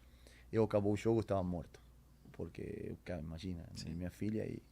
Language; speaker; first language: Portuguese; non-native, learner; Spanish